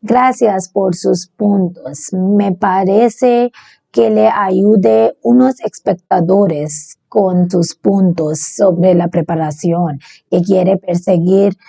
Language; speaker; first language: Spanish; non-native, learner; Bangla